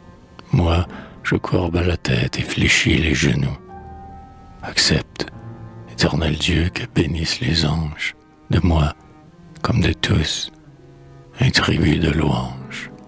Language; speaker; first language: French; native; French